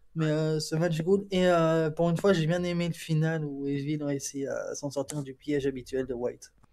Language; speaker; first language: French; native; French